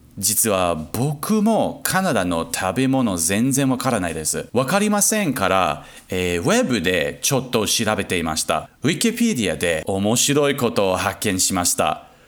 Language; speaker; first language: Japanese; non-native, learner; English